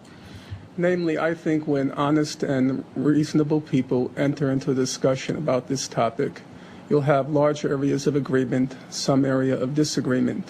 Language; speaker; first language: English; native; English